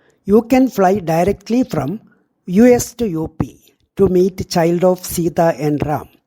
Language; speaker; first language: English; non-native, local second language; Malayalam